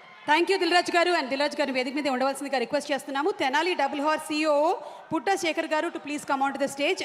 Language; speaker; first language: Telugu; native; Telugu